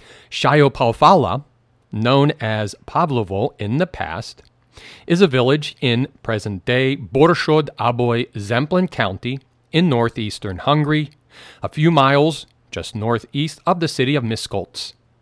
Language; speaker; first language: English; native; English